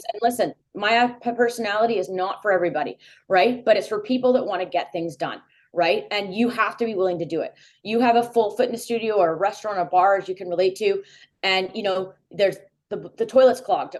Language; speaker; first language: English; native; English